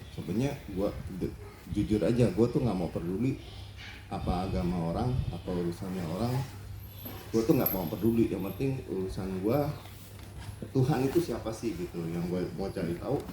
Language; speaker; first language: Indonesian; native; Indonesian